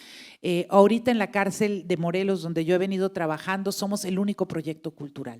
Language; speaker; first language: Spanish; native; Spanish